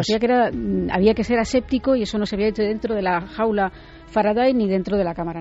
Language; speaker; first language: Spanish; native; Spanish